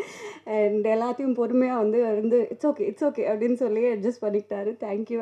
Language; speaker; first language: Tamil; native; Tamil